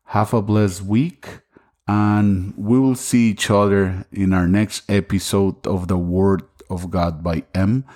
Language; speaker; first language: English; non-native, fluent; Spanish